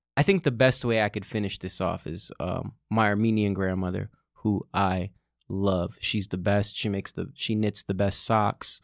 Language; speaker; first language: English; early bilingual, other home language; Russian